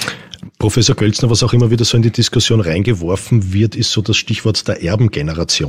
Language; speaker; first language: German; native; German